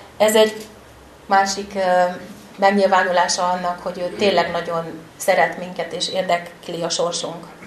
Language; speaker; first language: Hungarian; native; Hungarian